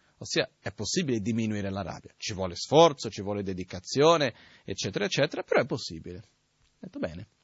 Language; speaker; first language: Italian; non-native, fluent; Portuguese